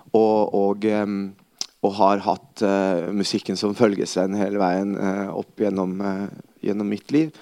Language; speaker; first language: Norwegian; early bilingual, other home language; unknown